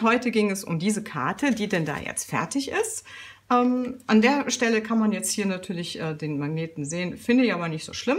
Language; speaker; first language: German; native; German